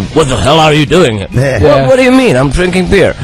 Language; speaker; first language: English; non-native, fluent; Finnish